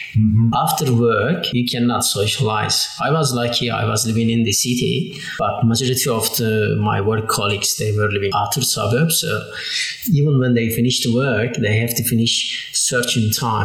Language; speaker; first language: English; non-native, fluent; Turkish